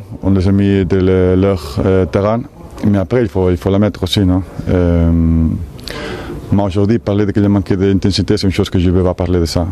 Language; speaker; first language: French; non-native, fluent; Spanish